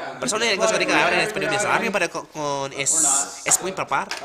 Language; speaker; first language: Spanish; non-native, learner; English